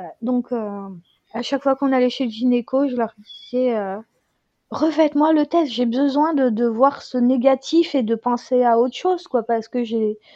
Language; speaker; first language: French; native; French